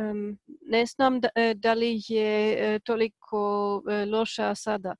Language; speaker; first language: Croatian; non-native, learner; Polish